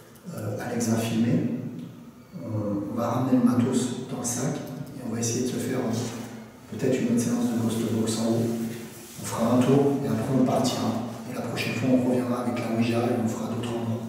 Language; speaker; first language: French; native; French